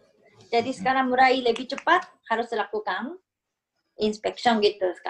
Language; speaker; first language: Indonesian; non-native, fluent; Japanese